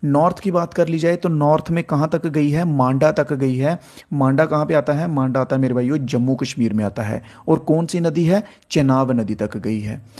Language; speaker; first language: Hindi; native; Hindi